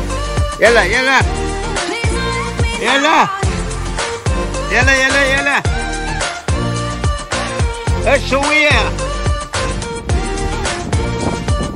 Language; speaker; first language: English; non-native, learner; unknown